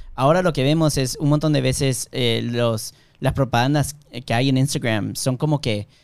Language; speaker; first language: Spanish; early bilingual, heritage; Spanish